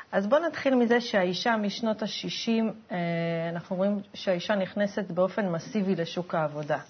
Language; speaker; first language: Hebrew; native; Hebrew